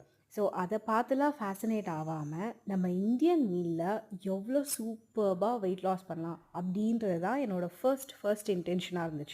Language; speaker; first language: Tamil; native; Tamil